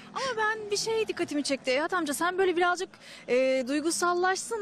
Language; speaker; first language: Turkish; native; Turkish